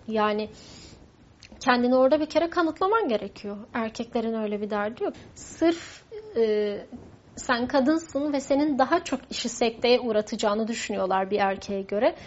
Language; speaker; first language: Turkish; non-native, local second language; Kurdish